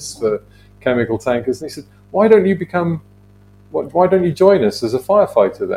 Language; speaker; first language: English; native; English